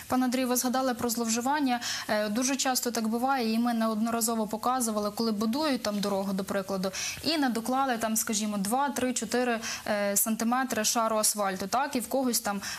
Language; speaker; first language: Ukrainian; native; Ukrainian